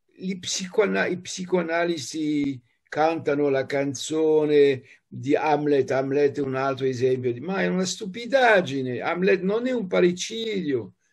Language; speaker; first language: Italian; non-native, fluent; French